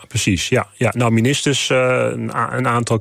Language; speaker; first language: Dutch; native; Dutch